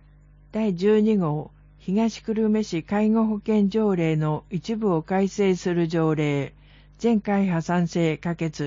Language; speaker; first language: Japanese; native; Japanese